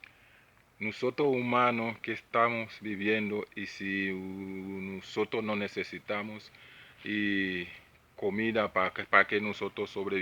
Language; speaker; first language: Spanish; non-native, learner; Haitian Creole